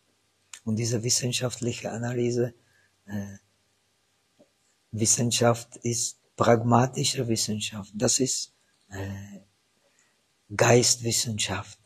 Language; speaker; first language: German; non-native, fluent; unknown